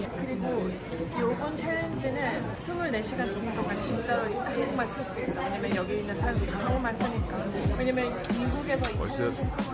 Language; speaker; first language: Korean; early bilingual, heritage; English